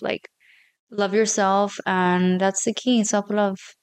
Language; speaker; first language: English; early bilingual, other home language; Spanish